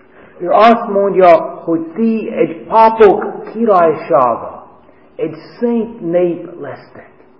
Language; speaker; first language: Hungarian; non-native, fluent; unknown